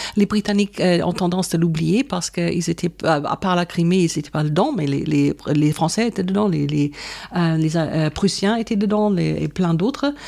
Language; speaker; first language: French; non-native, fluent; German